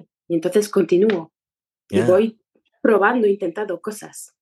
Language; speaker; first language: Spanish; non-native, fluent; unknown